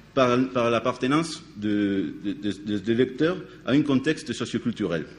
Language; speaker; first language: French; non-native, fluent; Spanish